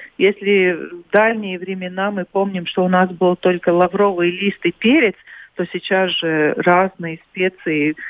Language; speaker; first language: Russian; non-native, local second language; Latvian